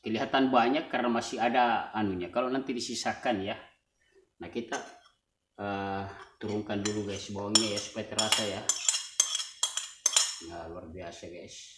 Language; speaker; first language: Indonesian; non-native, local second language; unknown